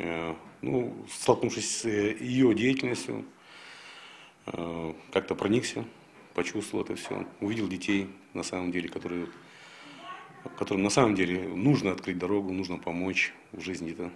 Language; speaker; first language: Russian; native; Russian